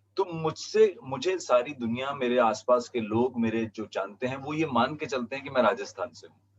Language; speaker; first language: Hindi; non-native, local second language; Punjabi